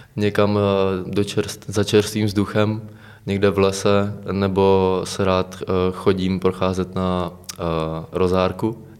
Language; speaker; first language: Czech; native; Czech